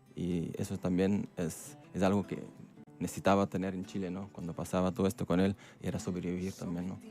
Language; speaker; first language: Spanish; non-native, fluent; Dutch